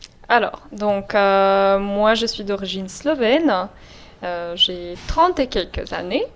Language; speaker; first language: French; non-native, fluent; Slovenian